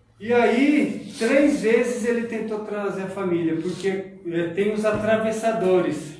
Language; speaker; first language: Portuguese; native; Portuguese